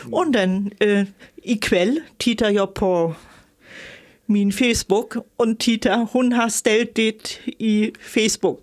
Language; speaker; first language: Swedish; non-native, learner; German